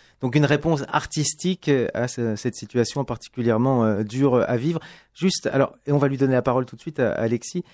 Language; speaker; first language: French; native; French